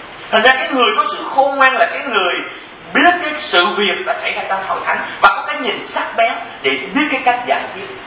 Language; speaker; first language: Vietnamese; early bilingual, heritage; Vietnamese